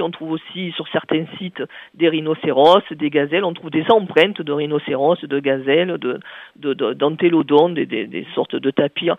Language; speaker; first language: French; native; French